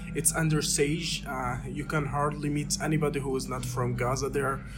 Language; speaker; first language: English; non-native, fluent; Arabic